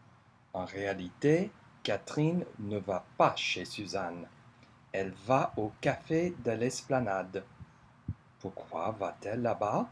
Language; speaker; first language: French; non-native, fluent; English